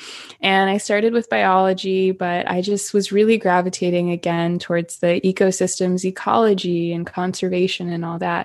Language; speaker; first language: English; native; English